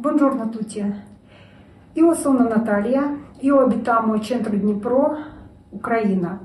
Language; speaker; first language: Italian; non-native, learner; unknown